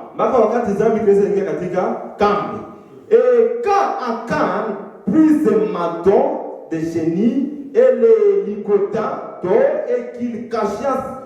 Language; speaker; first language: French; non-native, local second language; Swahili